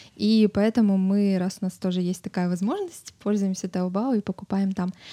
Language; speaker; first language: Russian; native; Russian